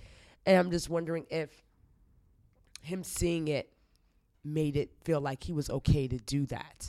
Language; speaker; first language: English; native; English